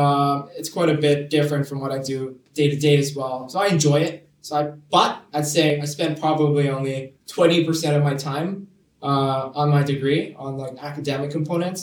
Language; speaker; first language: English; non-native, local second language; Cantonese